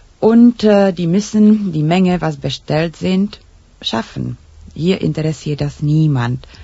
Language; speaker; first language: German; non-native, learner; Czech